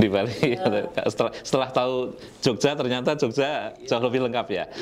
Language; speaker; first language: Indonesian; native; Indonesian